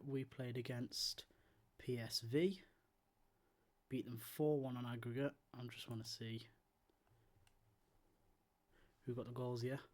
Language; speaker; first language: English; native; English